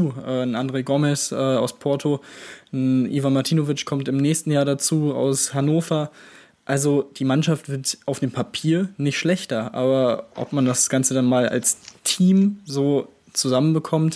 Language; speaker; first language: German; native; German